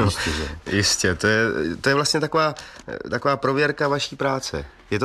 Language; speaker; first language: Czech; native; Czech